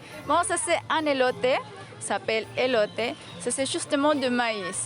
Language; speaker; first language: French; non-native, fluent; Spanish